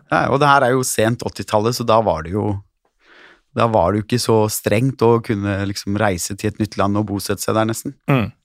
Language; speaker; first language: Norwegian; early bilingual, other home language; Turkish